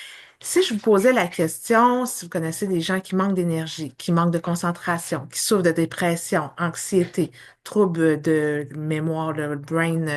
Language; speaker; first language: French; native; French